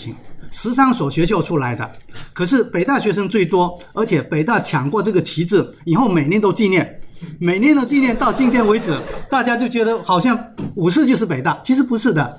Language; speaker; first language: Chinese; native; Chinese